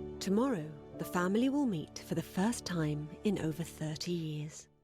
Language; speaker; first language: English; native; English